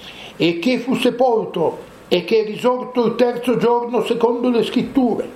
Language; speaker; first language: Italian; native; Italian